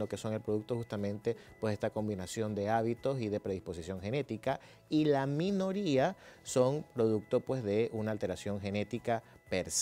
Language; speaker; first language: Spanish; native; Spanish